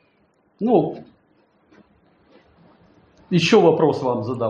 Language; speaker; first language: Polish; non-native, learner; Russian